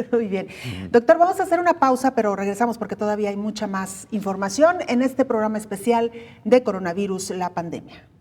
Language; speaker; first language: Spanish; native; Spanish